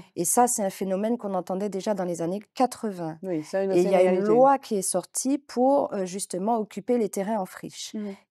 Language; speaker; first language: French; native; French